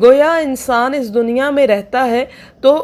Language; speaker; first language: Urdu; native; Urdu